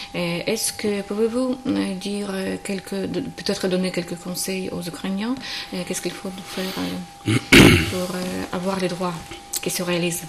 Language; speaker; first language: French; non-native, learner; Ukrainian